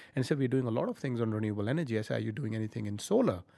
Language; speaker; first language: English; non-native, local second language; Punjabi